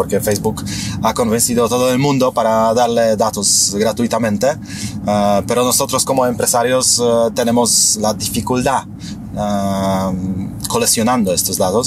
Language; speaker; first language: Spanish; non-native, fluent; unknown